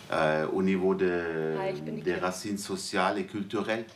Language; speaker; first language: French; non-native, fluent; German